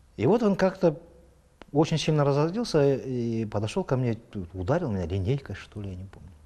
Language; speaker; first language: Russian; native; Russian